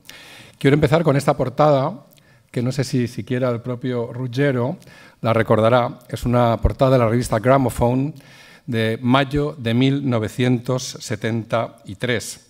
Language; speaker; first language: Spanish; native; Spanish